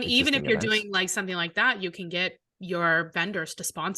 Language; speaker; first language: English; native; English